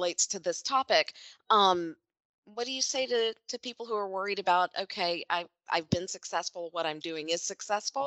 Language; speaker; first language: English; native; English